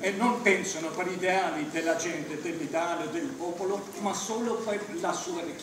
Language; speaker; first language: Italian; non-native, fluent; Albanian